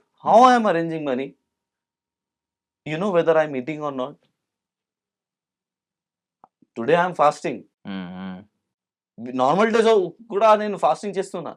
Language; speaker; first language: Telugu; non-native, local second language; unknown